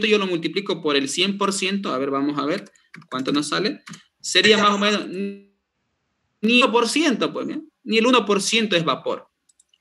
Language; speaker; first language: Spanish; native; Spanish